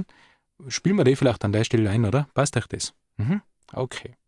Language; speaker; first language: German; native; German